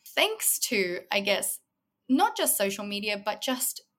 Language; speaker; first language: English; native; English